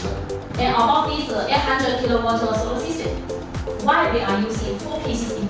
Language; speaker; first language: English; non-native, learner; Chinese